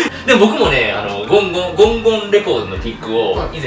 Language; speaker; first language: Japanese; native; Japanese